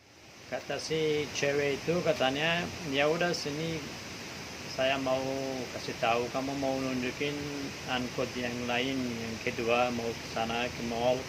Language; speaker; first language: Indonesian; non-native, fluent; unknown